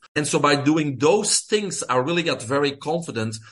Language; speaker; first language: English; non-native, fluent; Dutch